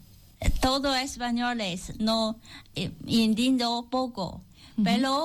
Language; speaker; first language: Spanish; non-native, learner; Chinese